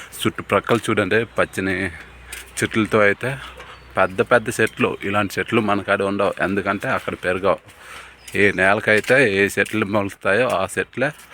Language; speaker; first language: Telugu; non-native, local second language; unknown